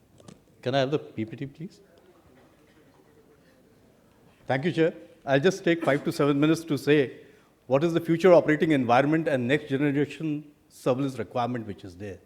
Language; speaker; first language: English; non-native, local second language; Hindi